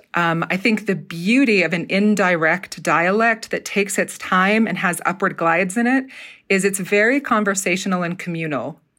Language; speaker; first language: English; native; English